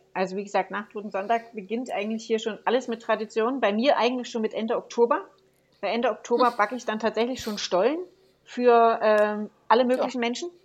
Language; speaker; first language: German; native; German